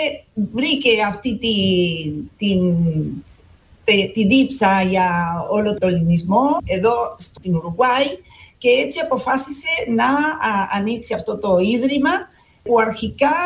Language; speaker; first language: Greek; non-native, fluent; Spanish